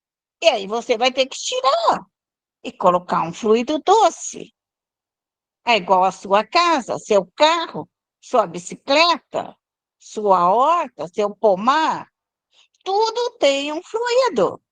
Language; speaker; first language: Portuguese; native; Portuguese